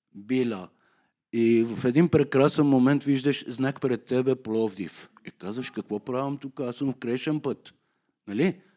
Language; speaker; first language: Bulgarian; non-native, learner; Persian